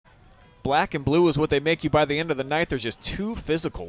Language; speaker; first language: English; native; English